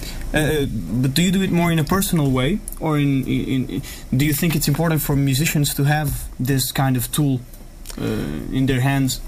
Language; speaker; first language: English; non-native, fluent; Portuguese